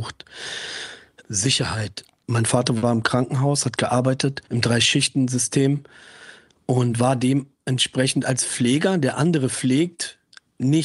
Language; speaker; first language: German; native; German